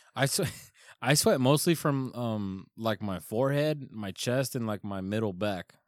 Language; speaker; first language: English; early bilingual, other home language; Spanish